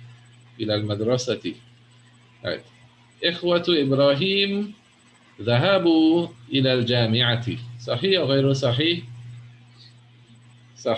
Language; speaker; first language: Arabic; non-native, fluent; English